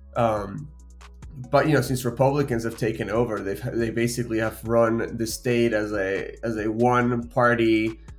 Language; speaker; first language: English; native; English